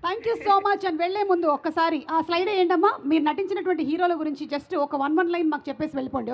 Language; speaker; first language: Telugu; native; Telugu